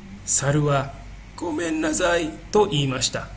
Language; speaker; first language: Japanese; non-native, fluent; Indonesian